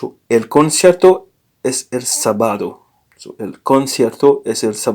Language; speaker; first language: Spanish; non-native, learner; English